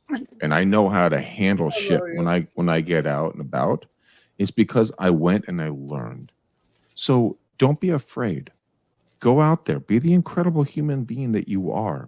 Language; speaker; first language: English; native; English